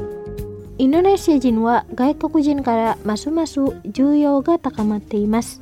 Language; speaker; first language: Japanese; non-native, fluent; Indonesian